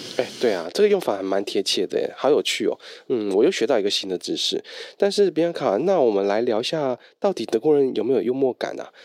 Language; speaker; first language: Chinese; native; Chinese